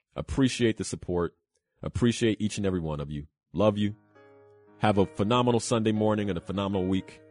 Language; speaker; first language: English; early bilingual, other home language; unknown